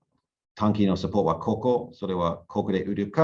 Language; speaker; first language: Japanese; non-native, learner; English